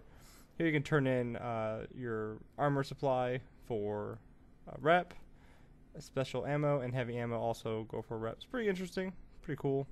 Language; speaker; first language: English; native; English